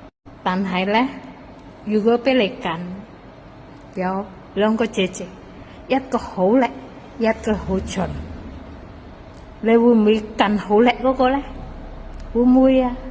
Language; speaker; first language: Cantonese; non-native, fluent; Indonesian